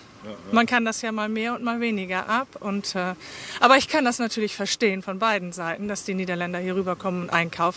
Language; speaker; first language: German; native; German